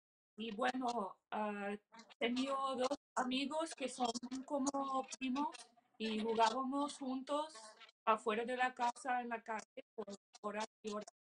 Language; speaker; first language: Spanish; early bilingual, heritage; English